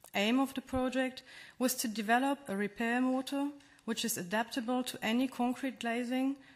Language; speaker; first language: English; non-native, fluent; German